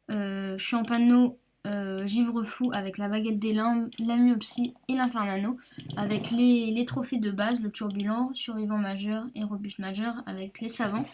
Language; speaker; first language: French; native; French